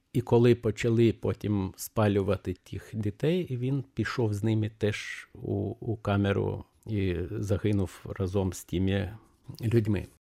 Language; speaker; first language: Ukrainian; non-native, fluent; Lithuanian